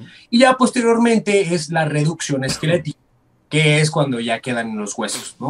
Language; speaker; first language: Spanish; native; Spanish